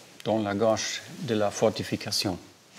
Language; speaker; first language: French; non-native, learner; German